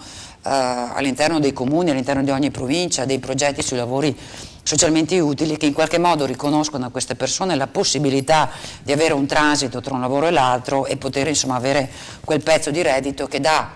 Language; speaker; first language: Italian; native; Italian